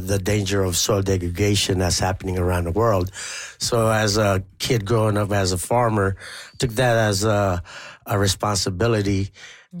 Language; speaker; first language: English; non-native, local second language; Pampanga